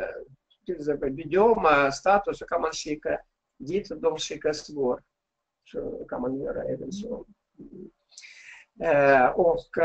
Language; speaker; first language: Swedish; non-native, fluent; Russian